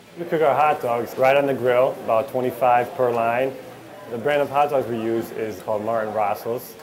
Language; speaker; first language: English; native; English